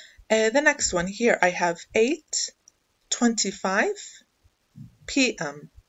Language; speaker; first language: English; non-native, fluent; Arabic